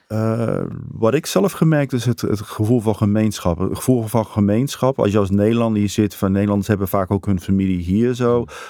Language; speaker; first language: Dutch; native; Dutch